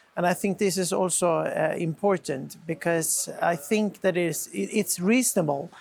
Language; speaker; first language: English; non-native, fluent; Swedish